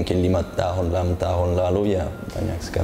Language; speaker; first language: Indonesian; non-native, learner; Uzbek